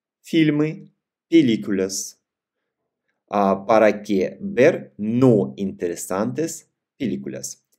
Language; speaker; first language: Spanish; non-native, fluent; Russian